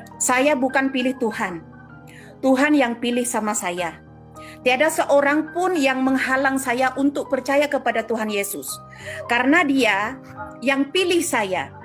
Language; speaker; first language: Indonesian; non-native, local second language; Madurese